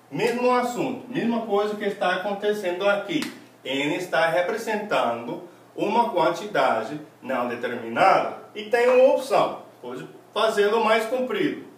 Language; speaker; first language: Portuguese; non-native, fluent; English